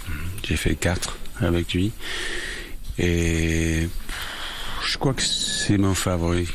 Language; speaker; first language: French; non-native, fluent; English